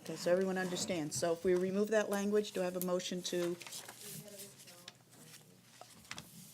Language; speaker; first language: English; native; English